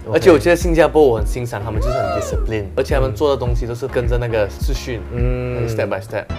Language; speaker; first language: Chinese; native; Chinese